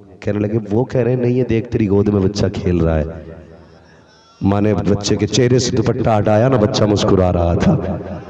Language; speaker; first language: Urdu; native; Urdu